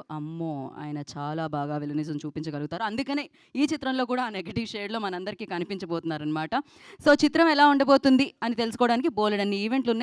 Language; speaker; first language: Telugu; native; Telugu